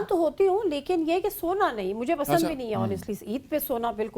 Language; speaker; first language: Urdu; native; Urdu